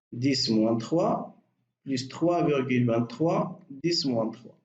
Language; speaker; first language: French; non-native, local second language; Arabic